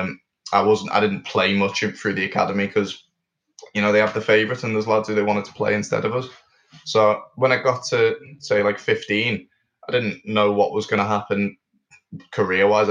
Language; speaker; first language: English; native; English